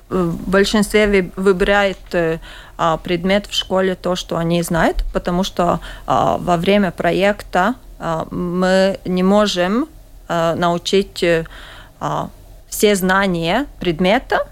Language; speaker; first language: Russian; non-native, local second language; Latvian